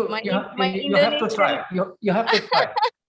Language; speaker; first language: English; non-native, fluent; Indonesian